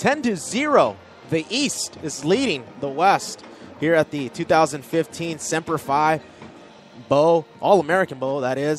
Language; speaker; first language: English; native; English